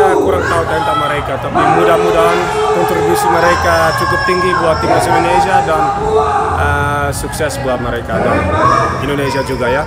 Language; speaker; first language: Indonesian; non-native, fluent; Dutch